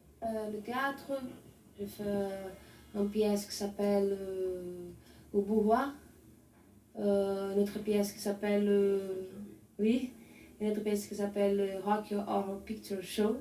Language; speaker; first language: French; non-native, learner; Portuguese